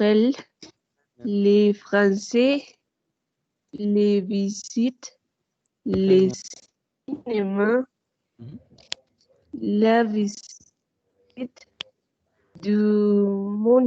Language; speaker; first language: French; non-native, learner; Spanish